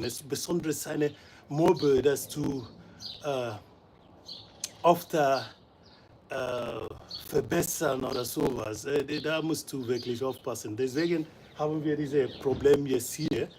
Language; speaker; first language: German; non-native, fluent; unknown